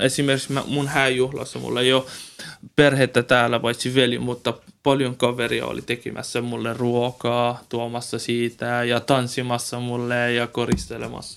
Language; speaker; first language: Finnish; non-native, learner; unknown